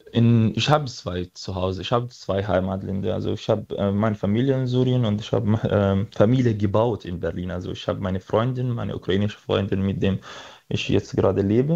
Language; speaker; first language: German; non-native, fluent; Arabic